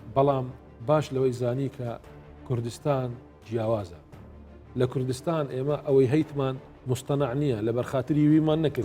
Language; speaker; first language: Central Kurdish; non-native, local second language; Assyrian Neo-Aramaic